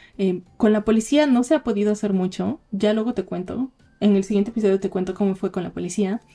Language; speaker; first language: Spanish; native; Spanish